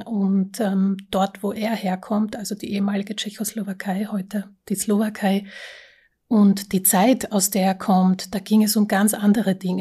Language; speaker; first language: German; early bilingual, other home language; Slovak